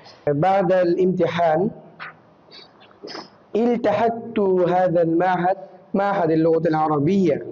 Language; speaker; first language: Arabic; non-native, learner; Bangla